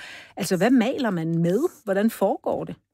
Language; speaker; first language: Danish; native; Danish